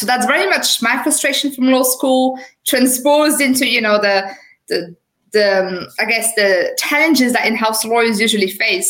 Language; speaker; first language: English; non-native, fluent; French